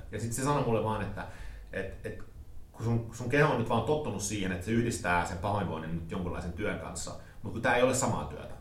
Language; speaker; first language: Finnish; early bilingual, heritage; Finnish